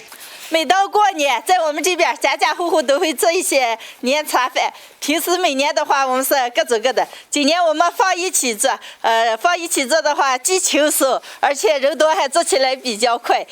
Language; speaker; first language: Chinese; native; Chinese